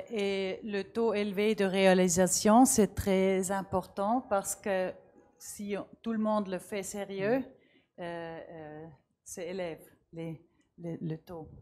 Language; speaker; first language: French; non-native, learner; German